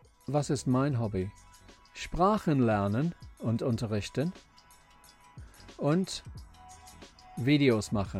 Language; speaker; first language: German; non-native, fluent; English